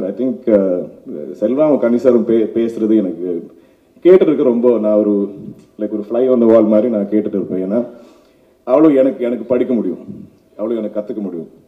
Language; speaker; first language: Tamil; non-native, local second language; Malayalam